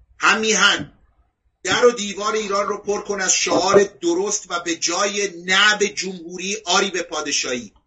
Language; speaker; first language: Persian; native; Persian